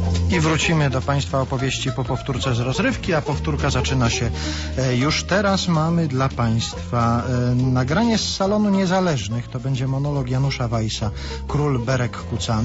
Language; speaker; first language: Polish; native; Polish